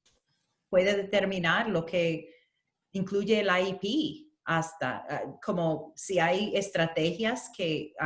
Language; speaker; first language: Spanish; early bilingual, heritage; Spanish